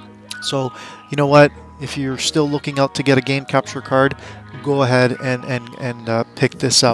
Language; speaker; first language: English; native; English